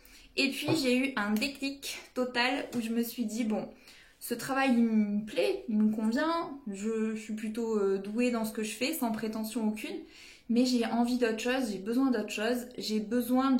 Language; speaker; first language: French; native; French